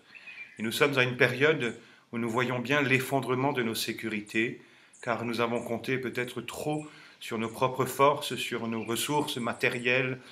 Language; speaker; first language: French; native; French